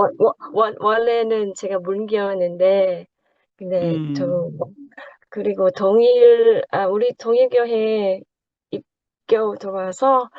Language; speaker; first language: Korean; non-native, learner; Thai